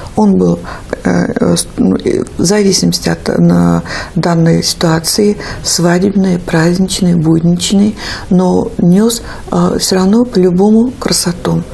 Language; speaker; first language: Russian; native; Russian